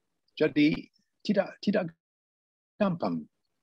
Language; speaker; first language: Indonesian; non-native, fluent; English